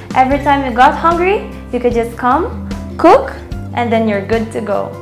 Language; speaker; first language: English; non-native, local second language; Filipino